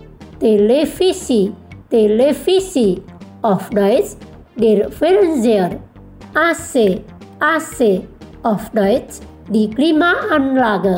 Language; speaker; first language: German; non-native, fluent; Indonesian